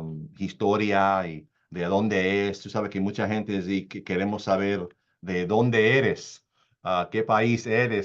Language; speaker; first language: Spanish; early bilingual, heritage; Spanish